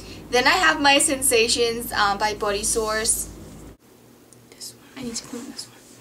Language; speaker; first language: English; non-native, fluent; Danish